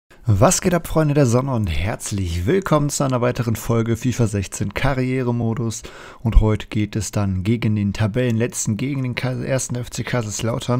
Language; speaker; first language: German; native; German